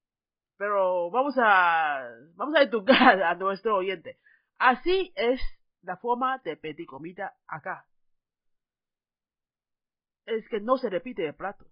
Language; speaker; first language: Spanish; non-native, fluent; Chinese